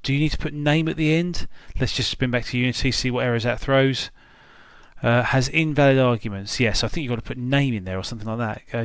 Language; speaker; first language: English; native; English